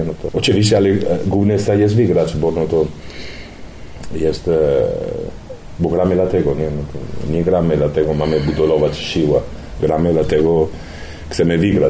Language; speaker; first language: Polish; non-native, learner; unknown